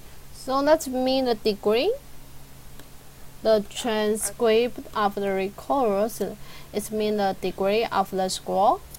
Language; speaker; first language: English; non-native, learner; Chinese